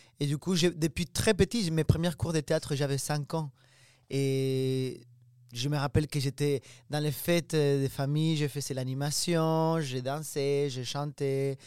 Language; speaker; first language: French; non-native, fluent; Spanish